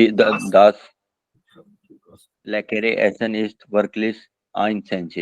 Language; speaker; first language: German; non-native, learner; Hindi